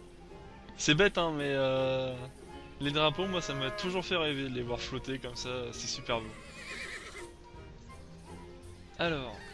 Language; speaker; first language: French; native; French